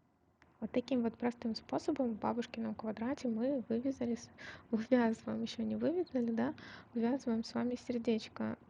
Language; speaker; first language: Russian; native; Russian